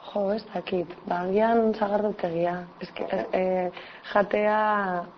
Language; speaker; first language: Basque; non-native, local second language; Spanish